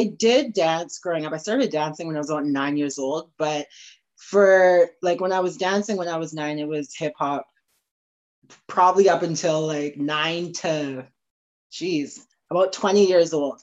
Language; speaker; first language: English; native; English